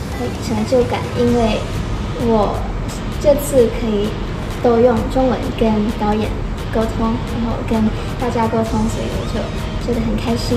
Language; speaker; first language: Chinese; non-native, fluent; Thai